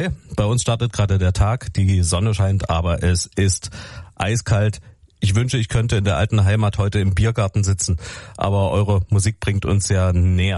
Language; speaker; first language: German; native; German